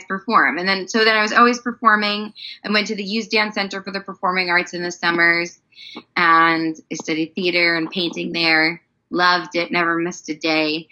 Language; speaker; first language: English; native; English